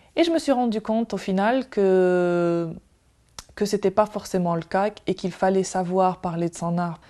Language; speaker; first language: French; non-native, local second language; Arabic